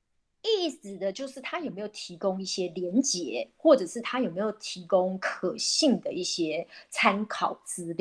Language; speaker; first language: Chinese; native; Chinese